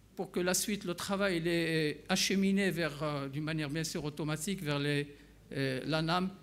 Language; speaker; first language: French; non-native, local second language; Arabic